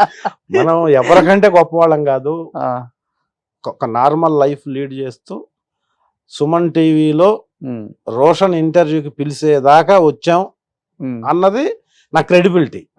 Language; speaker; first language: Telugu; native; Telugu